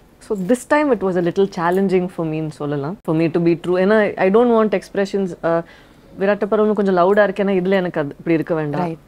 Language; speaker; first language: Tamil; non-native, local second language; Badaga